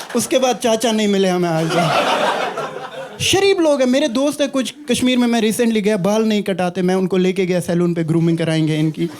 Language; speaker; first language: Hindi; non-native, local second language; Kashmiri